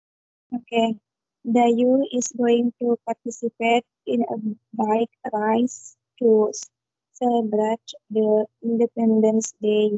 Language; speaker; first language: English; non-native, learner; Indonesian